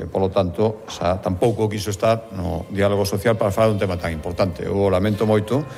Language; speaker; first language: Galician; non-native, local second language; Spanish